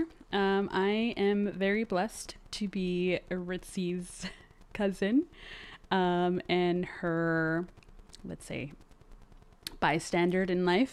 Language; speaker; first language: English; early bilingual, other home language; Spanish